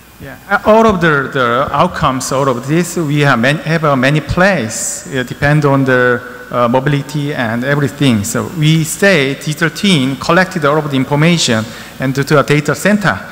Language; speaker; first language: English; non-native, learner; Korean